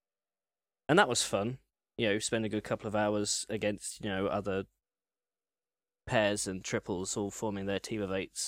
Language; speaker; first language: English; native; English